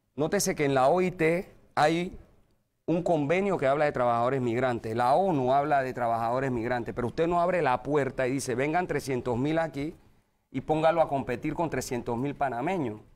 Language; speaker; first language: Spanish; native; Spanish